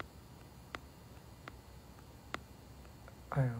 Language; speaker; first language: Korean; native; Korean